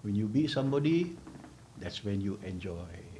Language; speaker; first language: English; non-native, local second language; Malay